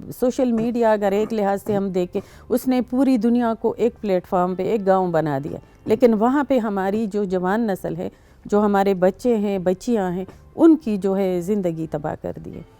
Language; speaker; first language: Urdu; non-native, local second language; Pashto